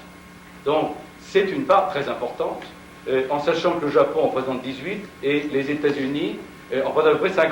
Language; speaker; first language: French; native; French